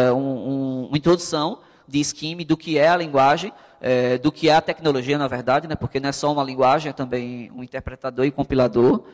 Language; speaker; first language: Portuguese; native; Portuguese